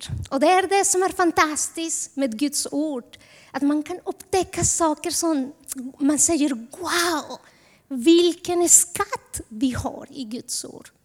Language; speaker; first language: Swedish; non-native, fluent; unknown